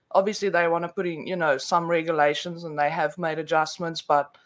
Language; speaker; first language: English; non-native, local second language; Afrikaans